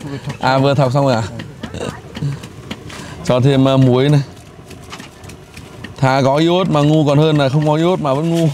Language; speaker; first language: Vietnamese; native; Vietnamese